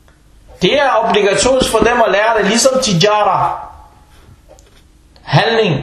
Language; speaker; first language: Danish; non-native, fluent; Arabic